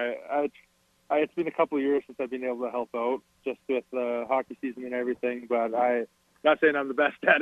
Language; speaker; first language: English; native; English